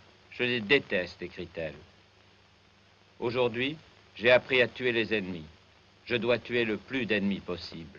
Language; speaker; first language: French; native; French